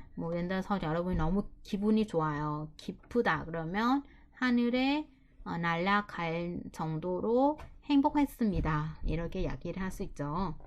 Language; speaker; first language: Korean; non-native, fluent; Vietnamese